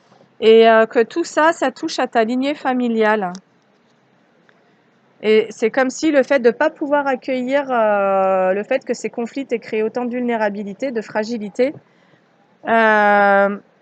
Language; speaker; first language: French; native; French